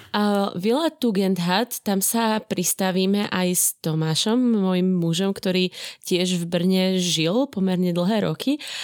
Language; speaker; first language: Slovak; native; Slovak